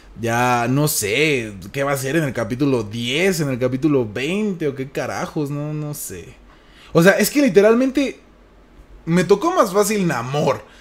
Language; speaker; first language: Spanish; native; Spanish